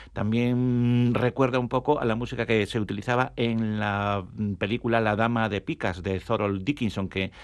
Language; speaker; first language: Spanish; native; Spanish